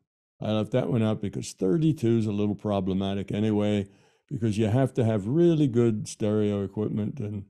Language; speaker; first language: English; native; English